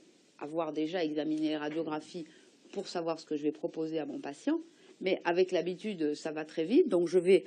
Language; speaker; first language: French; native; French